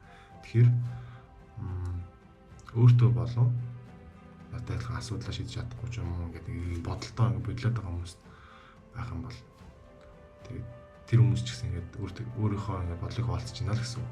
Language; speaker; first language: Mongolian; native; Mongolian